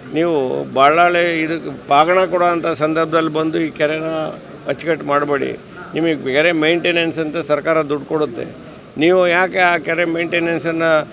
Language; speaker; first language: Kannada; native; Kannada